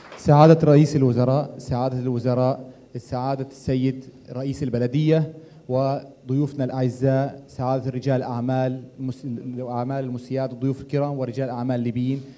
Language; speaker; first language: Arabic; non-native, fluent; Turkish